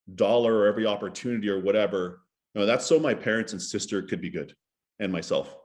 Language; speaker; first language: English; native; English